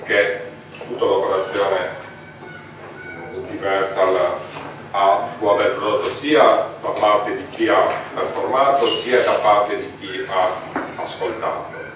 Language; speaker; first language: Italian; native; Italian